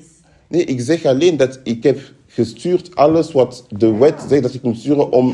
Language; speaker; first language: Dutch; non-native, fluent; French